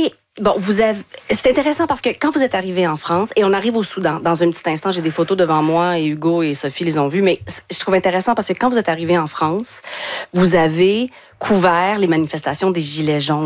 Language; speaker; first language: French; native; French